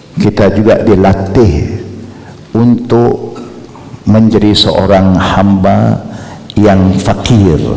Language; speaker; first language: Malay; non-native, local second language; Chinese